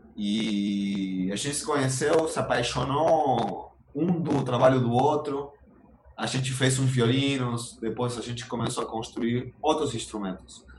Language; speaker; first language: Portuguese; non-native, fluent; Spanish